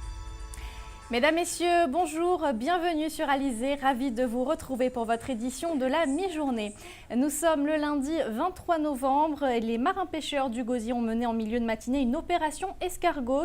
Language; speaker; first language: French; native; French